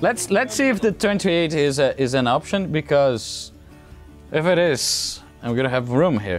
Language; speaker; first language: English; non-native, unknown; Portuguese